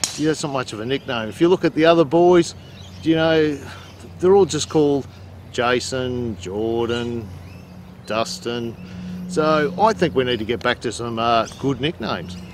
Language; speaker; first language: English; native; English